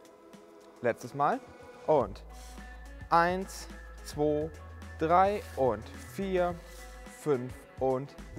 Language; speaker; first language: German; native; German